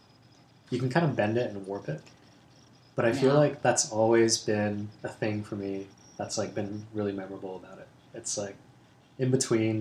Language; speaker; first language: English; non-native, local second language; Cantonese